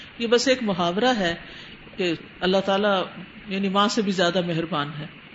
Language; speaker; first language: Urdu; native; Urdu